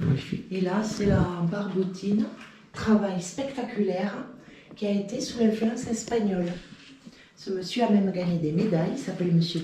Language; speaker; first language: French; native; French